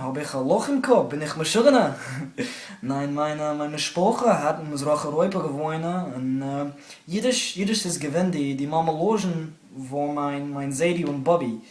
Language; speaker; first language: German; non-native, learner; English